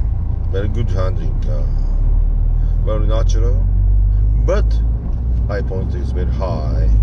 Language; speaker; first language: English; non-native, learner; Japanese